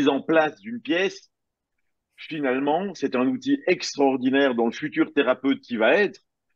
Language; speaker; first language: French; native; French